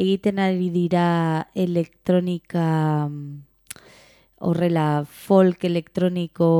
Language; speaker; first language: Basque; non-native, local second language; Spanish